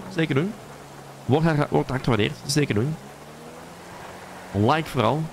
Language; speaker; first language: Dutch; native; Dutch